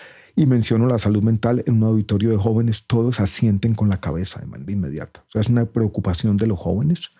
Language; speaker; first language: Spanish; native; Spanish